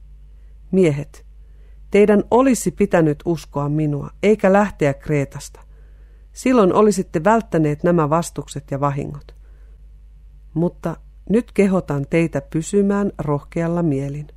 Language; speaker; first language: Finnish; native; Finnish